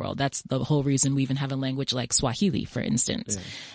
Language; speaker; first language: English; native; English